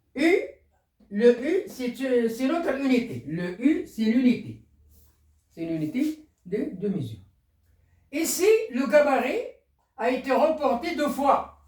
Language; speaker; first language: French; non-native, local second language; Arabic